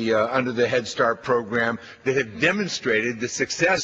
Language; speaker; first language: English; native; English